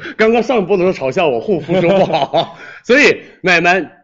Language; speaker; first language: Chinese; native; Chinese